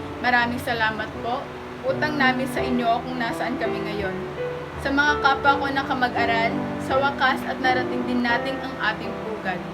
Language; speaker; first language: Filipino; native; Filipino